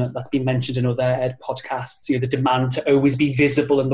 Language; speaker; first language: English; native; English